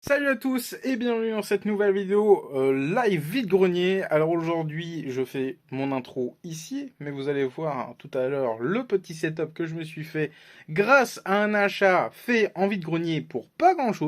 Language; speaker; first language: French; native; French